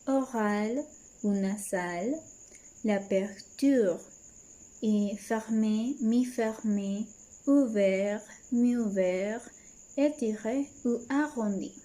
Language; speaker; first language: French; non-native, learner; Spanish